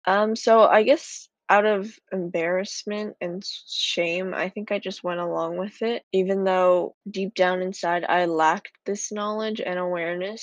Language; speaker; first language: English; native; English